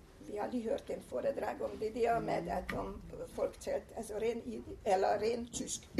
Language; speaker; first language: Danish; non-native, fluent; Hungarian